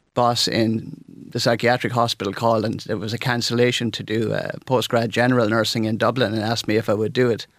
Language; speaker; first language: English; native; English